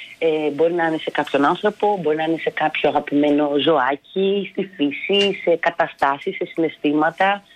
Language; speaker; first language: Greek; early bilingual, other home language; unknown